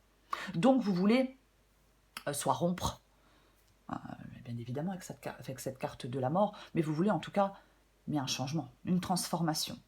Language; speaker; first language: French; native; French